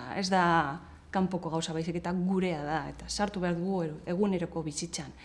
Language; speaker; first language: Basque; non-native, local second language; Spanish